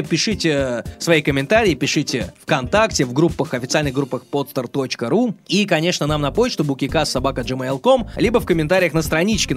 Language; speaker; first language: Russian; native; Russian